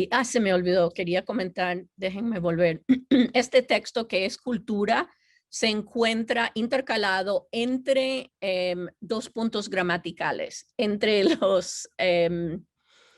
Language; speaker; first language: Spanish; non-native, fluent; English